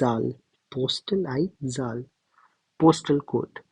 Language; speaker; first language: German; non-native, learner; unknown